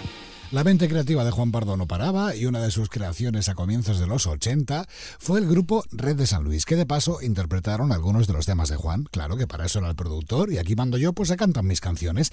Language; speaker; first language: Spanish; native; Spanish